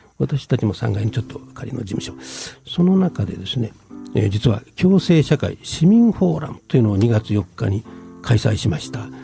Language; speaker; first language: Japanese; native; Japanese